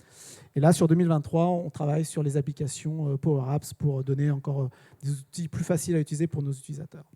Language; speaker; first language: French; native; French